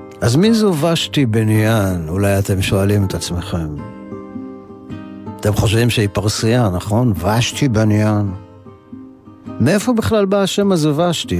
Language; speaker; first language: Hebrew; native; Hebrew